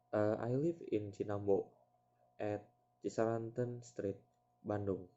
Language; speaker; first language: English; non-native, learner; Indonesian